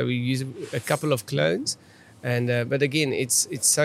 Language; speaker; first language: English; non-native, local second language; Afrikaans